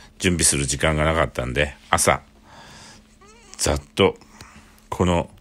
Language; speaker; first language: Japanese; native; Japanese